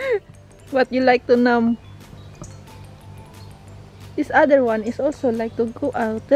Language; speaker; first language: English; non-native, learner; Filipino